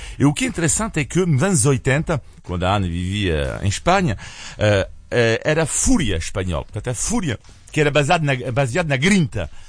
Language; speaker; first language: Portuguese; non-native, fluent; French